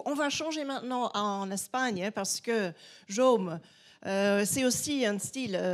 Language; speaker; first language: French; non-native, fluent; English